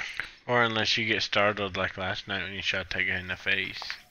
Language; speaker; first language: English; native; English